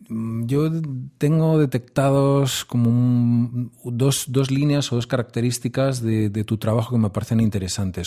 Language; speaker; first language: Spanish; native; Spanish